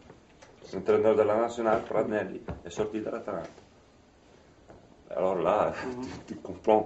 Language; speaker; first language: French; non-native, fluent; Italian